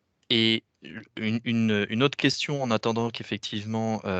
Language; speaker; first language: French; native; French